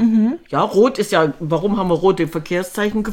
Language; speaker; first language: German; native; German